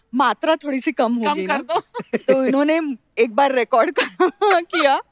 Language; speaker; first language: Hindi; non-native, local second language; Marathi